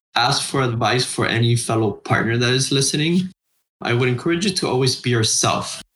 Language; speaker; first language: English; non-native, fluent; Spanish